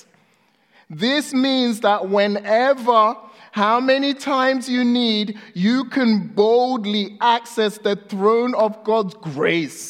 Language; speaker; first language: English; non-native, local second language; Akan